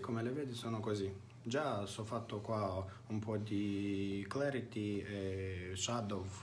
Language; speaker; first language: Italian; non-native, learner; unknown